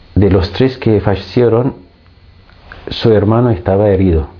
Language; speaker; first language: Spanish; non-native, fluent; Arabic